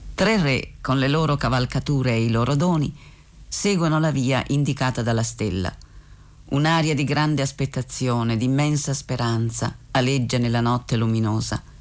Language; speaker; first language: Italian; non-native, fluent; Serbian